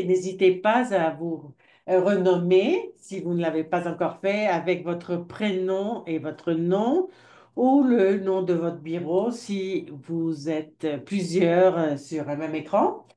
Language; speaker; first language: French; non-native, fluent; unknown